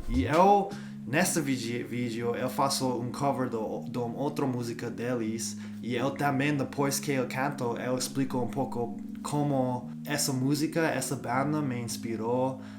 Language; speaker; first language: Portuguese; non-native, learner; English